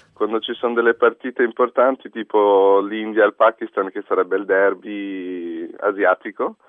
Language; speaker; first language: Italian; early bilingual, heritage; Italian